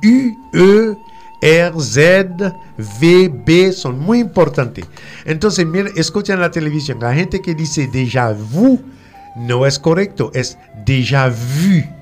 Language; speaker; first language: Spanish; non-native, fluent; French